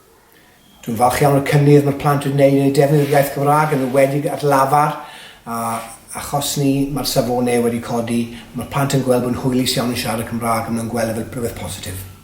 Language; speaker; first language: Welsh; native; Welsh